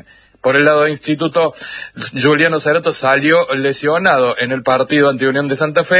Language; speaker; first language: Spanish; native; Spanish